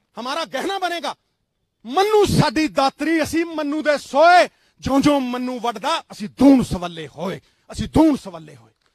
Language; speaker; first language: Hindi; non-native, local second language; Punjabi